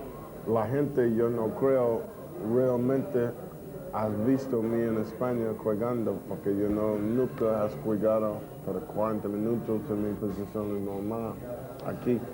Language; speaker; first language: Spanish; non-native, learner; English